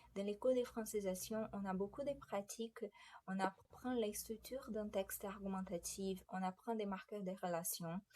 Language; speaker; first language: French; non-native, fluent; Portuguese